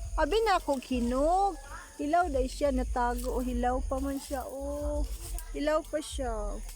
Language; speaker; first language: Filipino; non-native, local second language; Cebuano